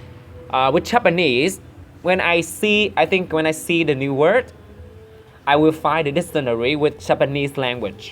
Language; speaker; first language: English; non-native, learner; Vietnamese